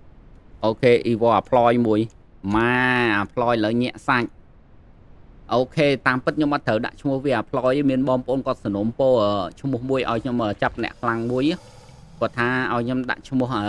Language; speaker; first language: Khmer; native; Khmer